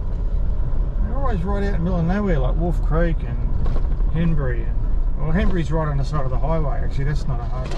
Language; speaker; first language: English; native; English